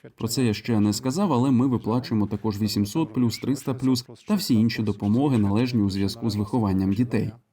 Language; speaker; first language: Ukrainian; non-native, fluent; Polish